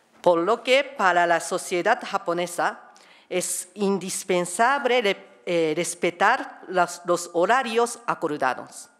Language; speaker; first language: Spanish; non-native, fluent; Japanese